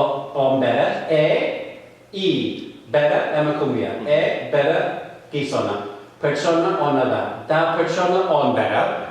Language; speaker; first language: Basque; non-native, fluent; English